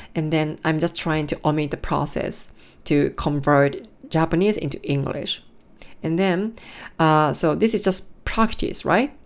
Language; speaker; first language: English; non-native, learner; Japanese